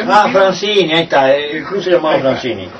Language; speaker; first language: Spanish; native; Spanish